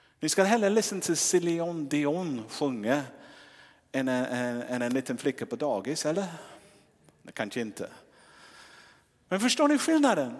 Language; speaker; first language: Swedish; non-native, fluent; English